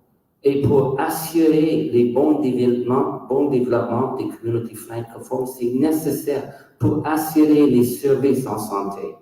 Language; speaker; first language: French; non-native, local second language; English